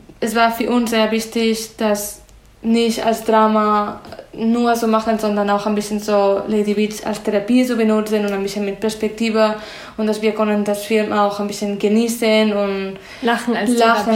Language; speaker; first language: German; non-native, fluent; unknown